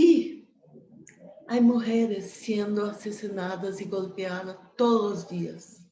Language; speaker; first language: Spanish; non-native, fluent; Portuguese